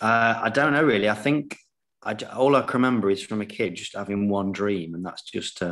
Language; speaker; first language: English; native; English